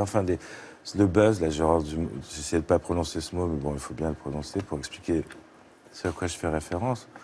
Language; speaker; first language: French; native; French